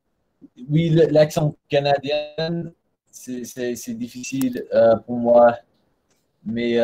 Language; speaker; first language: French; non-native, learner; English